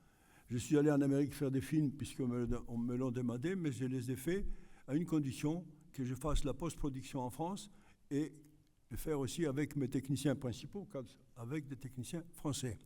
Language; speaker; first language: French; non-native, fluent; Greek